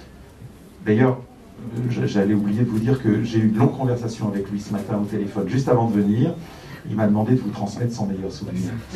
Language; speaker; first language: French; native; French